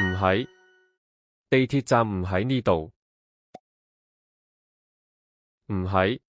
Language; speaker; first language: Cantonese; non-native, learner; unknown